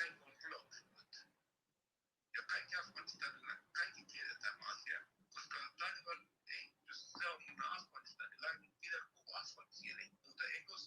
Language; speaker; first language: Finnish; non-native, learner; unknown